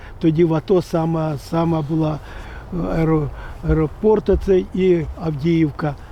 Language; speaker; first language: Ukrainian; non-native, local second language; Russian